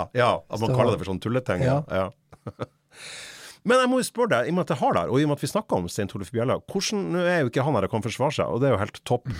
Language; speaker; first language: Norwegian; native; Norwegian